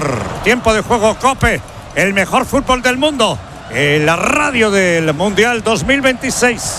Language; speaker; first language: Spanish; native; Spanish